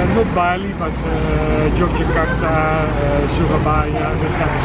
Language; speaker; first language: English; non-native, fluent; Dutch